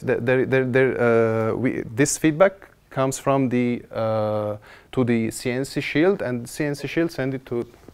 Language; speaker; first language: English; non-native, fluent; Armenian